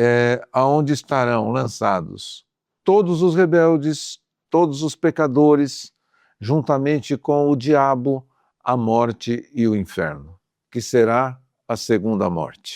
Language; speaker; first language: Portuguese; native; Portuguese